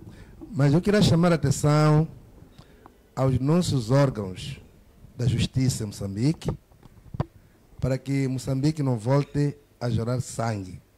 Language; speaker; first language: Portuguese; native; Portuguese